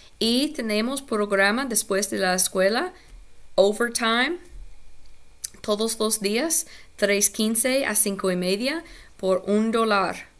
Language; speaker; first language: Spanish; non-native, learner; English